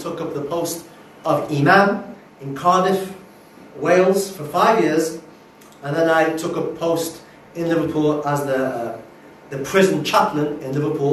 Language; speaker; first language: English; native; English